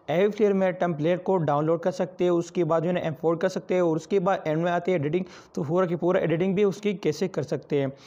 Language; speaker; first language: Urdu; non-native, local second language; Pashto